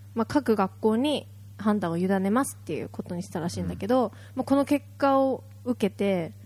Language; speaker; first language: Japanese; native; Japanese